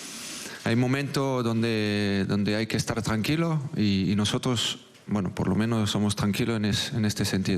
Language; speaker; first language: Spanish; non-native, local second language; French